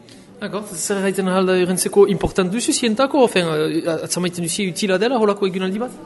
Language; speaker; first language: Basque; native; Basque